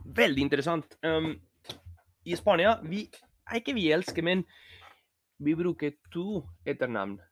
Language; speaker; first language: Norwegian; non-native, learner; Spanish